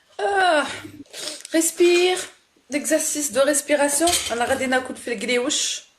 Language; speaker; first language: French; early bilingual, other home language; Arabic